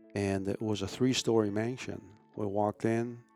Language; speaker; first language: English; early bilingual, other home language; Chinese